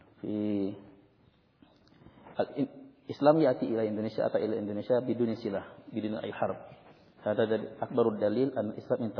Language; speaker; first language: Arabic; non-native, learner; Indonesian